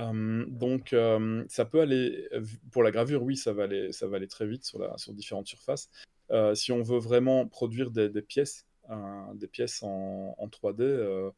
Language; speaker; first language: French; native; French